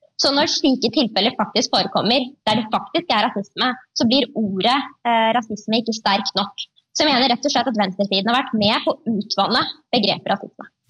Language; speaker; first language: Norwegian; early bilingual, other home language; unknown